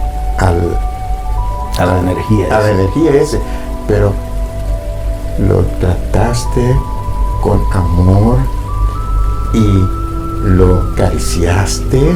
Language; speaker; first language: Spanish; non-native, fluent; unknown